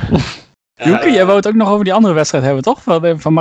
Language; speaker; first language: Dutch; native; Dutch